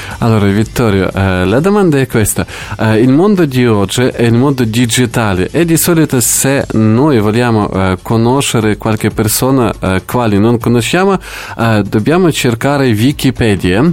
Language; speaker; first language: Italian; non-native, fluent; Ukrainian